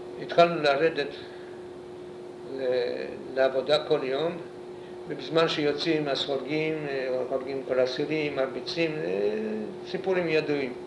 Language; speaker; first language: Hebrew; non-native, fluent; Polish